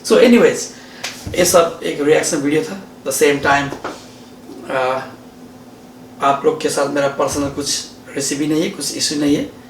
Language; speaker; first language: Hindi; non-native, learner; Nepali